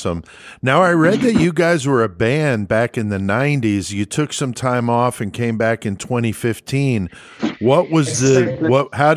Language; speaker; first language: English; native; English